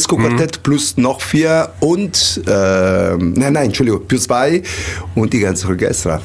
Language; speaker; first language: German; non-native, learner; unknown